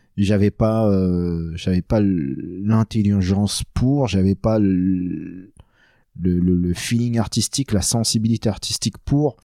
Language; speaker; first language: French; native; French